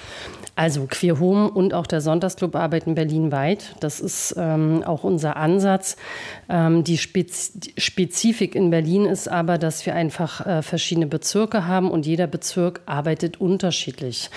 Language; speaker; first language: German; native; German